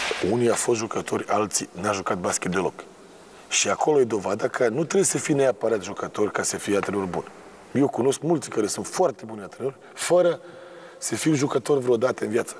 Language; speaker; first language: Romanian; non-native, fluent; Serbian